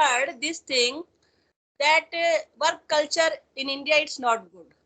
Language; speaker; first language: English; non-native, local second language; Hindi